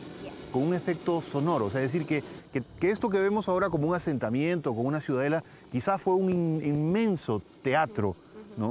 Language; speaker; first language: Spanish; native; Spanish